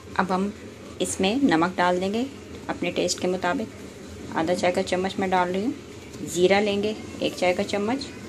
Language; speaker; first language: Urdu; native; Urdu